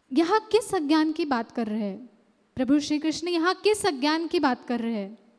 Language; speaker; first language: Hindi; non-native, local second language; Marathi